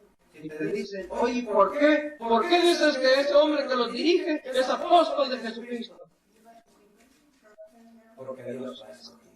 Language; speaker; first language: Spanish; native; Spanish